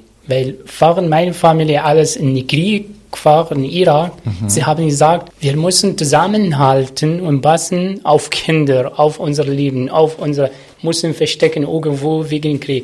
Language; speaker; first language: German; non-native, learner; Arabic